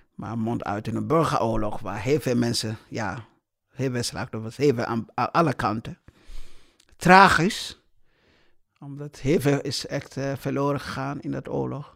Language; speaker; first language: Dutch; non-native, fluent; English